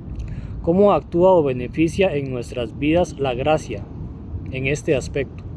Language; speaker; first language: Spanish; native; Spanish